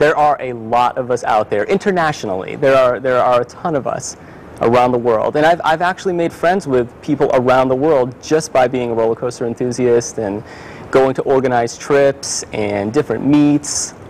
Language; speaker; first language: English; native; English